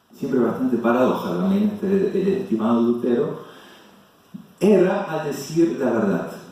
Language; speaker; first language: Spanish; non-native, fluent; German